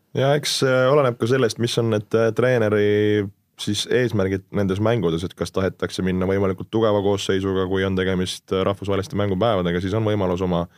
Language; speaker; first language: Estonian; native; Estonian